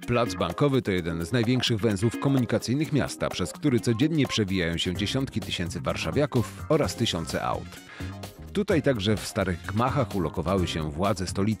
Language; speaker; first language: Polish; native; Polish